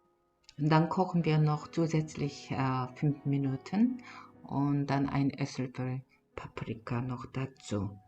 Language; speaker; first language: German; non-native, fluent; Korean